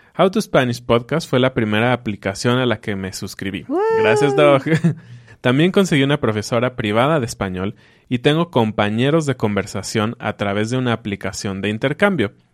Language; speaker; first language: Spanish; native; Spanish